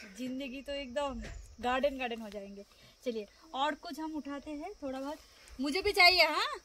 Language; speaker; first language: Hindi; non-native, local second language; Bangla